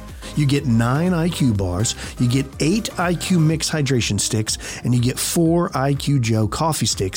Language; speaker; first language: English; native; English